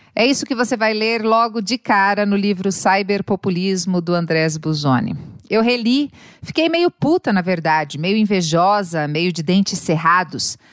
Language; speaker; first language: Portuguese; native; Portuguese